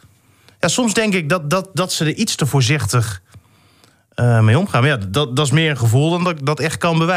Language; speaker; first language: Dutch; native; Dutch